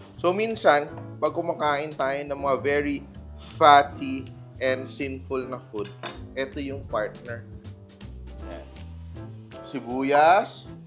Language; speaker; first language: Filipino; non-native, local second language; Cebuano